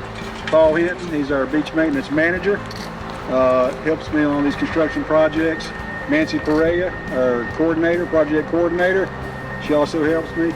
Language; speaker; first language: English; native; English